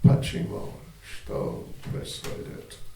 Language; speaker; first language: Russian; non-native, learner; English